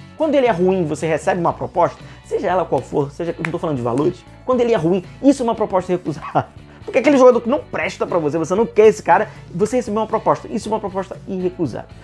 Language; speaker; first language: Portuguese; native; Portuguese